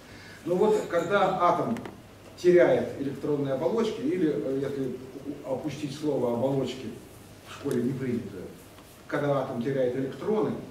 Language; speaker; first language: Russian; native; Russian